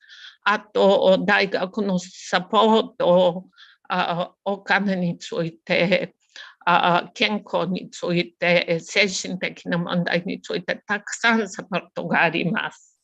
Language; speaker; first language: Japanese; non-native, learner; Bulgarian